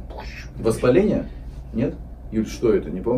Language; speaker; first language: Russian; native; Russian